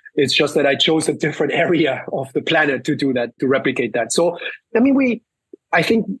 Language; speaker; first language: English; early bilingual, other home language; Spanish